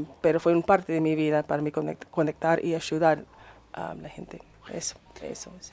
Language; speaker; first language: Spanish; non-native, learner; English